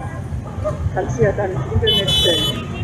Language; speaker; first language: German; native; German